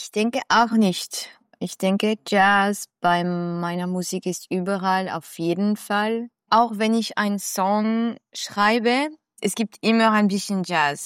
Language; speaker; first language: German; non-native, fluent; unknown